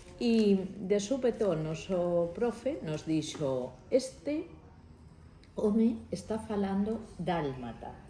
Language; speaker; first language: Galician; non-native, local second language; Spanish